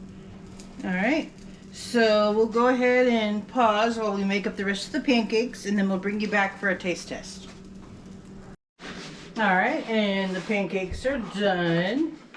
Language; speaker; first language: English; native; English